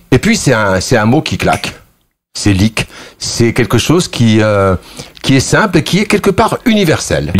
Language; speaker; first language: French; early bilingual, other home language; Kabyle